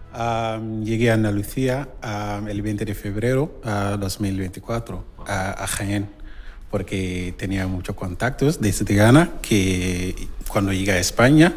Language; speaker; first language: Spanish; non-native, learner; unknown